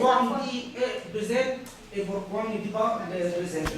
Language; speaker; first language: French; non-native, learner; Arabic